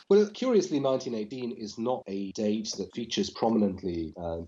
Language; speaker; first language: English; non-native, fluent; German